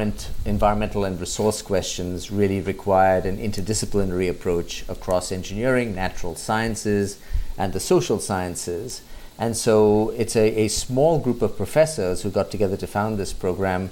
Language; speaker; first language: English; non-native, local second language; Hindi